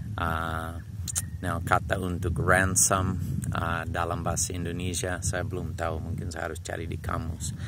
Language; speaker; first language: Indonesian; non-native, fluent; English